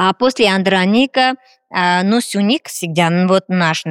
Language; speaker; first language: Russian; non-native, fluent; Armenian